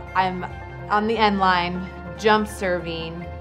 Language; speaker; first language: English; native; English